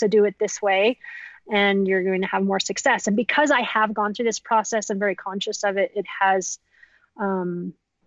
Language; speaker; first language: English; native; English